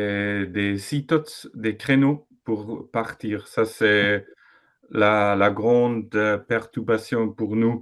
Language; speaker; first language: French; non-native, fluent; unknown